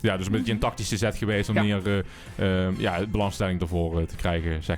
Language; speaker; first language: Dutch; native; Dutch